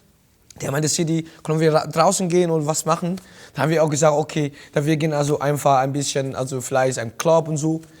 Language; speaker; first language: German; non-native, fluent; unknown